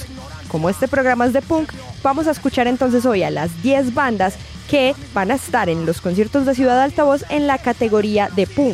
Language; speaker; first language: Spanish; native; Spanish